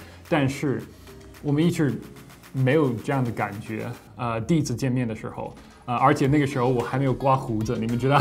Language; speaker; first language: Chinese; non-native, fluent; English